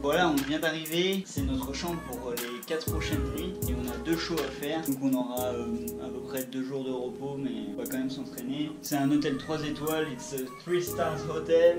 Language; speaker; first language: French; native; French